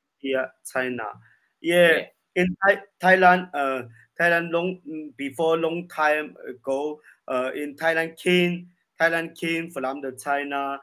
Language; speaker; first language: English; non-native, learner; Chinese